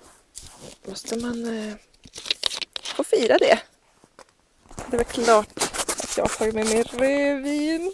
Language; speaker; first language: Swedish; native; Swedish